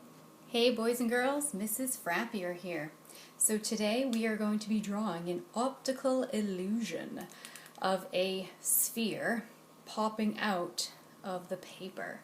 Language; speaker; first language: English; native; English